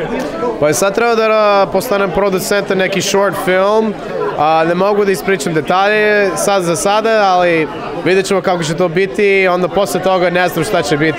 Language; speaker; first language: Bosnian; early bilingual, heritage; Serbian